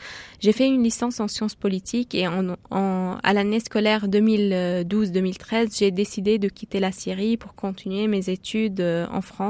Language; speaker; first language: French; non-native, fluent; Arabic